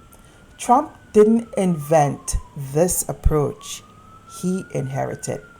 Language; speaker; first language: English; native; English